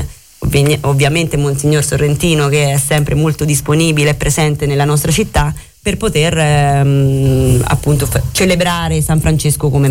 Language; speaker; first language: Italian; native; Italian